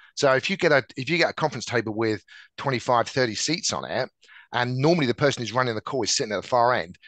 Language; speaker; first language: English; native; English